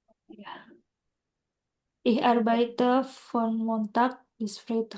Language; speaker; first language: German; non-native, learner; Indonesian